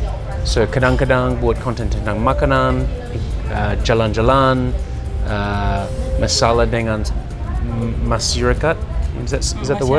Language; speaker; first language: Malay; non-native, learner; English